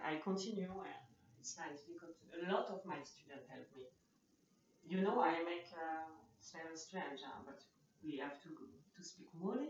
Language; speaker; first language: English; non-native, learner; French